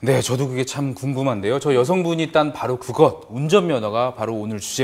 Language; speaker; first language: Korean; native; Korean